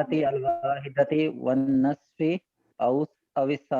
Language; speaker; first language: Arabic; non-native, learner; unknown